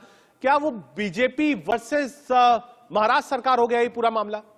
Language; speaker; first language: Hindi; native; Hindi